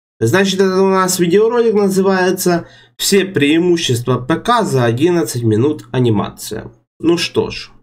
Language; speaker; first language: Russian; native; Russian